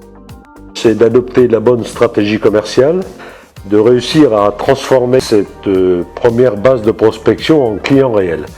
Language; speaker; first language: French; native; French